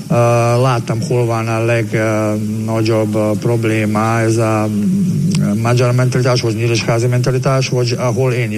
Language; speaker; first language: Hungarian; non-native, learner; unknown